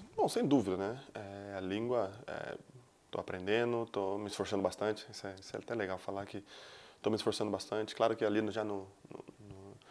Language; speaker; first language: Portuguese; native; Portuguese